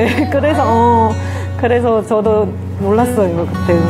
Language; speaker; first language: Korean; non-native, learner; Indonesian